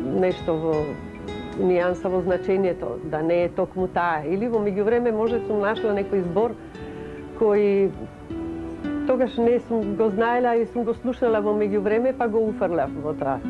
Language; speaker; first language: Macedonian; non-native, fluent; Italian